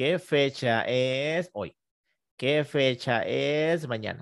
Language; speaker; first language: Spanish; non-native, fluent; English